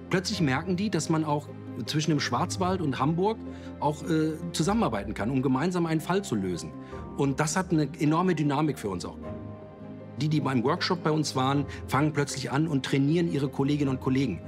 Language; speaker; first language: German; native; German